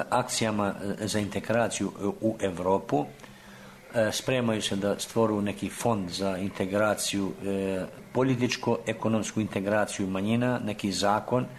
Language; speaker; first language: Serbian; early bilingual, heritage; Serbian